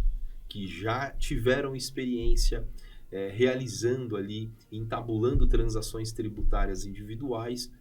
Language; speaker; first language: Portuguese; native; Portuguese